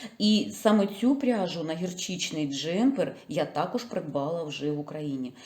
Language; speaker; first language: Ukrainian; non-native, local second language; Russian